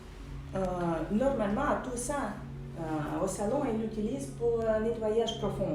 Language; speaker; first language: French; non-native, fluent; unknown